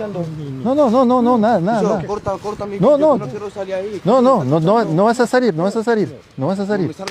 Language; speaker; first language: Spanish; non-native, learner; French